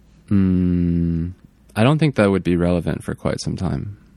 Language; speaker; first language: English; native; English